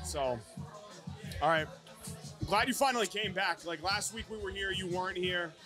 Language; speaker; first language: English; native; English